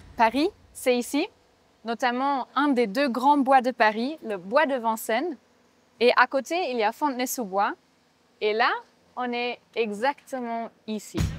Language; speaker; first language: French; non-native, fluent; German